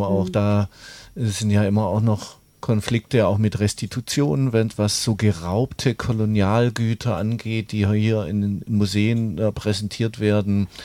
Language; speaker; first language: German; native; German